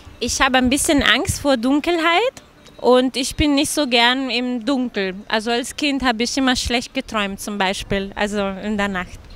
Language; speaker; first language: German; non-native, fluent; Italian